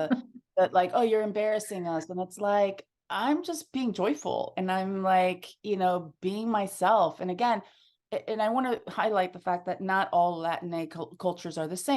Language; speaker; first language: English; early bilingual, other home language; Spanish